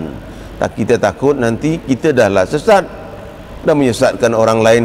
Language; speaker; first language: Malay; native; Malay